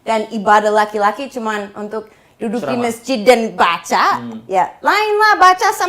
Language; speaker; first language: Indonesian; non-native, fluent; English